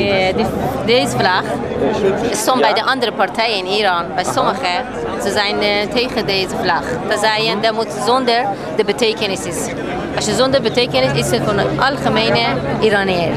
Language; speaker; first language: Dutch; non-native, learner; Persian